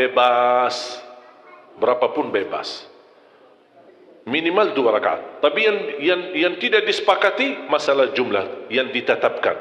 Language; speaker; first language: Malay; non-native, fluent; Arabic